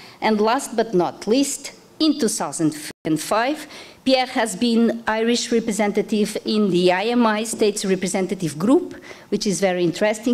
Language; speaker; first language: English; non-native, fluent; Portuguese